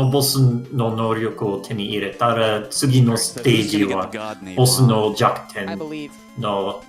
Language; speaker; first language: Japanese; non-native, learner; English